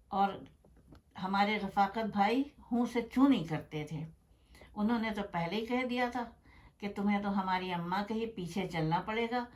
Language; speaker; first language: Urdu; native; Urdu